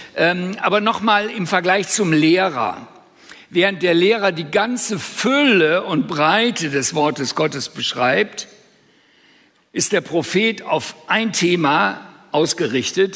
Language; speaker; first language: German; native; German